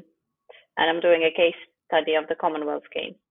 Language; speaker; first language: English; non-native, fluent; Ukrainian